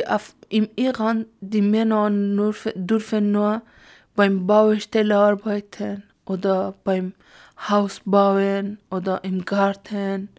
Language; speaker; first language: German; non-native, learner; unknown